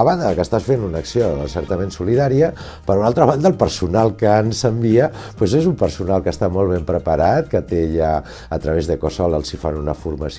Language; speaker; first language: Catalan; native; Catalan